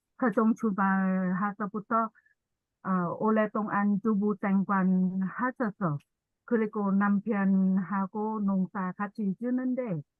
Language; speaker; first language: Korean; non-native, learner; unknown